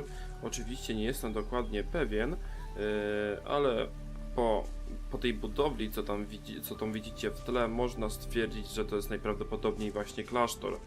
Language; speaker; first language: Polish; native; Polish